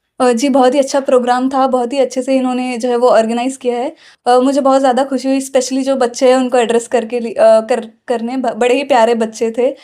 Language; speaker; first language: Hindi; non-native, local second language; Urdu